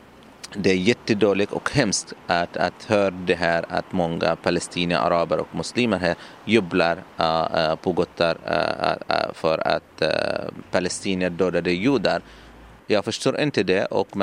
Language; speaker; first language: Swedish; non-native, learner; Arabic